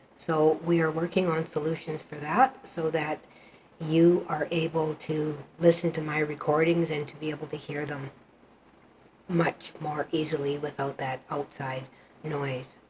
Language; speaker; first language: English; native; English